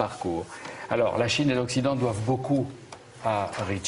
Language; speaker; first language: French; native; French